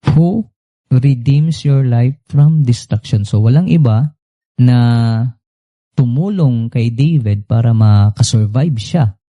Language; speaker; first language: Filipino; non-native, local second language; Cebuano